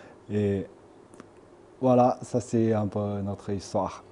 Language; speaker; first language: French; non-native, fluent; Chinese